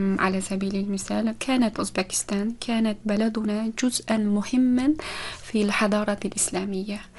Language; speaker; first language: Arabic; non-native, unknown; Uzbek